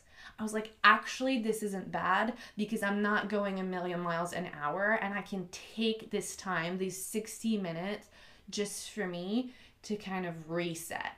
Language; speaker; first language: English; non-native, fluent; French